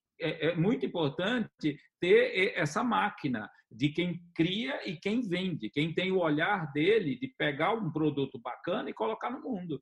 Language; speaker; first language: Portuguese; native; Portuguese